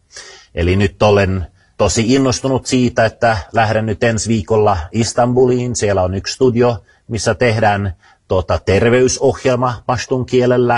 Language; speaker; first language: Finnish; early bilingual, heritage; Finnish